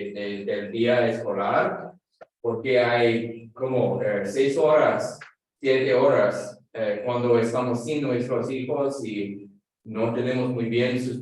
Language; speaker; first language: Spanish; non-native, fluent; English